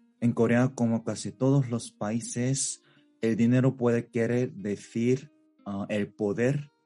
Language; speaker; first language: Spanish; non-native, fluent; Korean